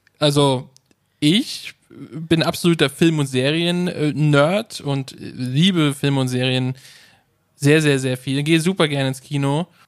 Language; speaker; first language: German; native; German